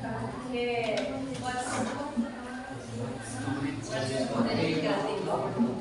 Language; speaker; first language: English; non-native, learner; Indonesian